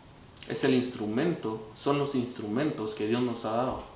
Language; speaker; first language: Spanish; native; Spanish